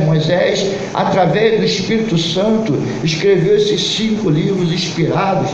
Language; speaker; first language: Portuguese; native; Portuguese